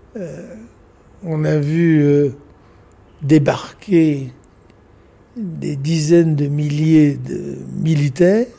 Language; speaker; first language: French; native; French